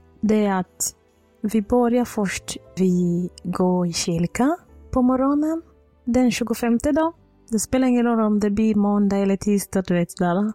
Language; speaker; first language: Swedish; non-native, fluent; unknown